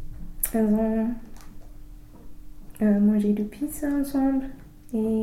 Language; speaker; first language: French; non-native, learner; English